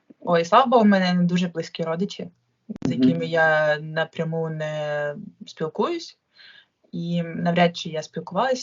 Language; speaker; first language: Ukrainian; non-native, local second language; Russian